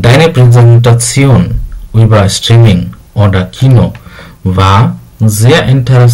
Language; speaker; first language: German; non-native, learner; Bangla